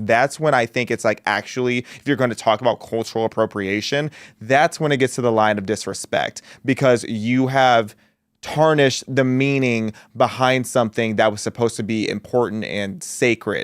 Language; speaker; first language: English; native; English